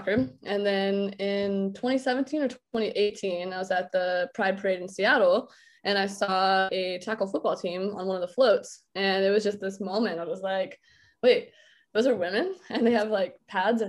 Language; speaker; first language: English; native; English